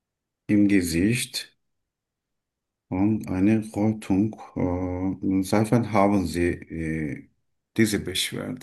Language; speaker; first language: German; non-native, learner; Turkish